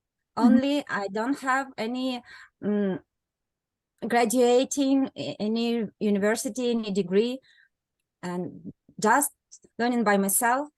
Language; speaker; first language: English; non-native, learner; Russian